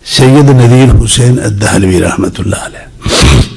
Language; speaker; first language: Urdu; non-native, local second language; Punjabi